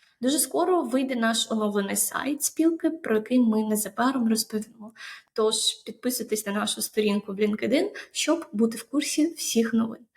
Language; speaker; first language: Ukrainian; native; Ukrainian